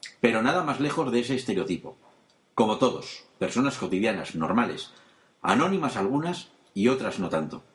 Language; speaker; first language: Spanish; native; Spanish